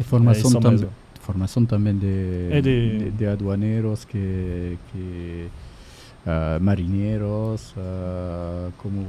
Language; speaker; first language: Portuguese; non-native, learner; French